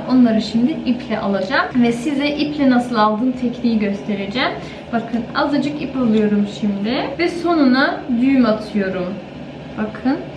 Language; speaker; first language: Turkish; early bilingual, heritage; Turkish